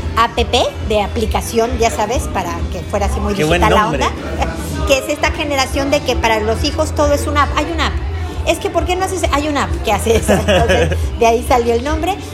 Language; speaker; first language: Spanish; native; Spanish